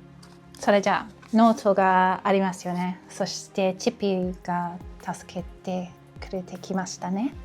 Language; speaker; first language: Japanese; non-native, learner; English